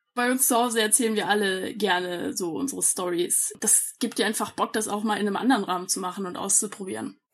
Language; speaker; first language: German; native; German